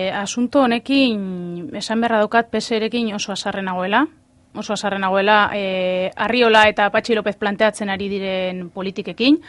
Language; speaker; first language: Basque; native; Basque